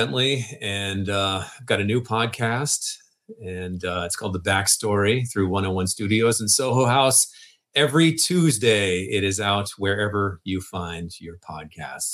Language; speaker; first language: English; native; English